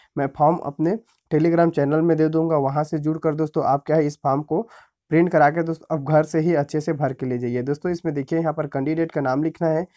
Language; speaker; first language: Hindi; native; Hindi